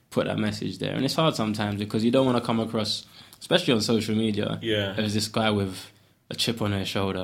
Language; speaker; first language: English; native; English